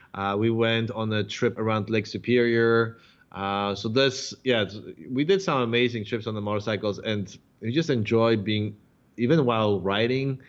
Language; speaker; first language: English; non-native, fluent; Polish